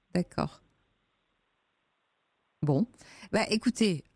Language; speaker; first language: French; native; French